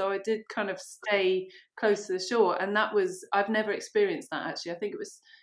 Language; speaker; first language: English; native; English